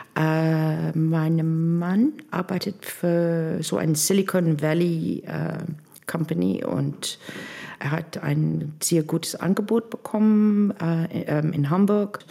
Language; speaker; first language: German; non-native, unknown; English